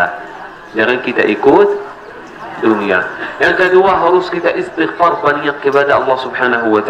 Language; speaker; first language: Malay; non-native, learner; Arabic